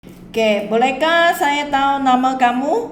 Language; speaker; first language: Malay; non-native, local second language; Chinese